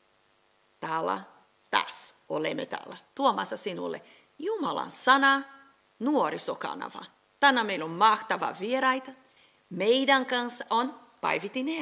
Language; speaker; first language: Finnish; non-native, local second language; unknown